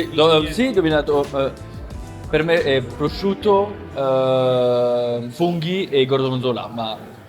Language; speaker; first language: Italian; non-native, learner; French